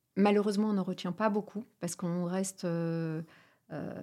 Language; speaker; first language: French; native; French